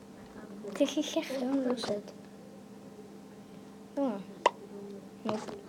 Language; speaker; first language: Welsh; non-native, local second language; English